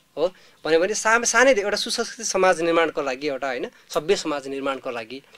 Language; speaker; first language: Nepali; native; Nepali